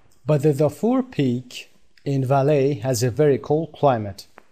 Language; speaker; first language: English; non-native, fluent; Persian